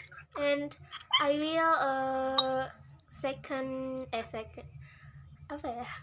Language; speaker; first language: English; non-native, learner; Indonesian